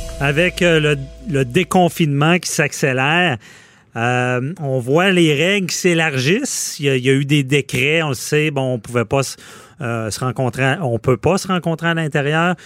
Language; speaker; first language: French; native; French